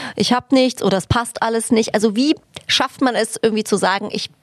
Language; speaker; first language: German; early bilingual, other home language; Spanish